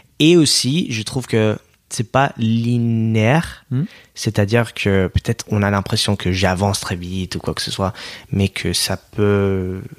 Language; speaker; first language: French; non-native, fluent; English